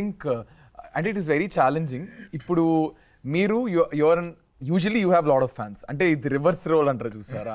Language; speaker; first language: Telugu; native; Telugu